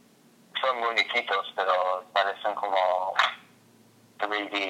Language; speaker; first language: Spanish; non-native, fluent; English